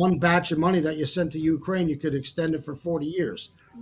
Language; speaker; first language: English; native; English